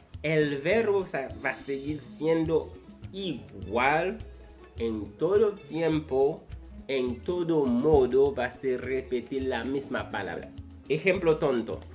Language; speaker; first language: Spanish; non-native, fluent; Haitian Creole